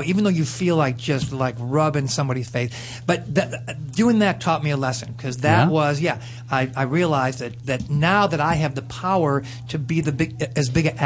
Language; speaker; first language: English; native; English